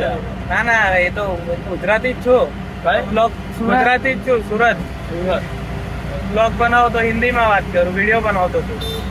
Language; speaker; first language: Hindi; native; Hindi